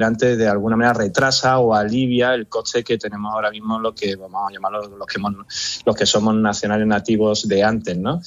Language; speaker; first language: Spanish; native; Spanish